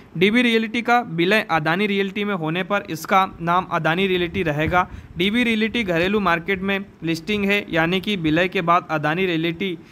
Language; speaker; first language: Hindi; native; Hindi